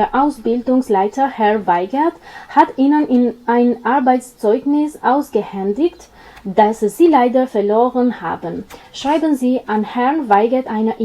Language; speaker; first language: German; non-native, fluent; Albanian